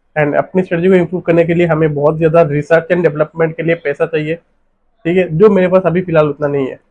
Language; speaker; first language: Hindi; non-native, local second language; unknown